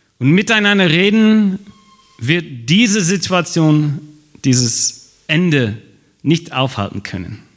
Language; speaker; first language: German; non-native, fluent; English